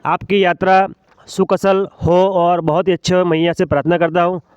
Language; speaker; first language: Hindi; non-native, local second language; Gujarati